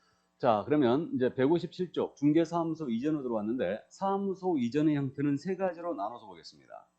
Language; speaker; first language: Korean; native; Korean